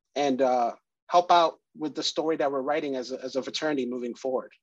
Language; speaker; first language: English; early bilingual, other home language; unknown